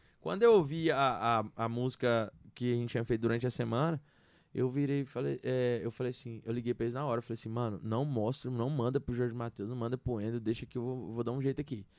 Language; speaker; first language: Portuguese; native; Portuguese